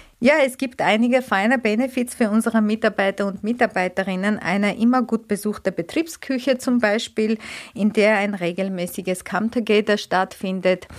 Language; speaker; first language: German; non-native, fluent; Armenian